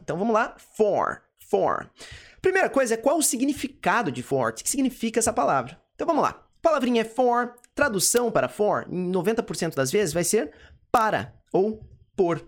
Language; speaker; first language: Portuguese; native; Portuguese